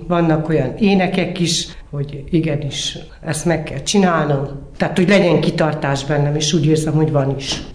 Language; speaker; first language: Hungarian; native; Hungarian